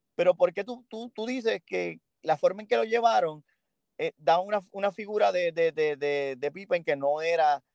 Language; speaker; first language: Spanish; early bilingual, heritage; Spanish